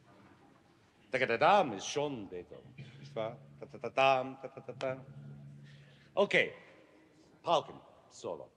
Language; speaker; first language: German; non-native, learner; English